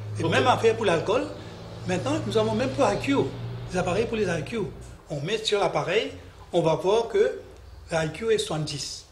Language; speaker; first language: French; non-native, local second language; Morisyen